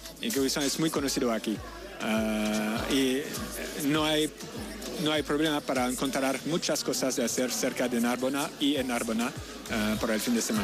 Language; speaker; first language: Spanish; non-native, learner; French